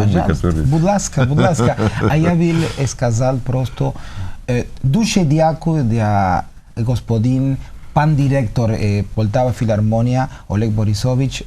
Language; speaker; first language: Ukrainian; non-native, learner; Spanish